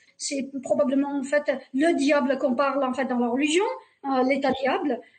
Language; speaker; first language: French; non-native, fluent; Uyghur